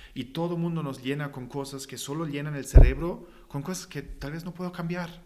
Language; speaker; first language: Spanish; non-native, fluent; German